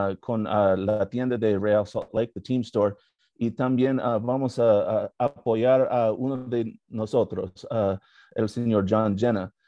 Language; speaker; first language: Spanish; non-native, learner; English